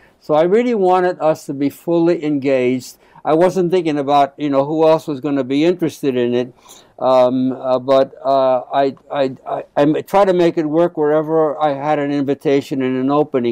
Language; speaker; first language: English; early bilingual, other home language; Spanish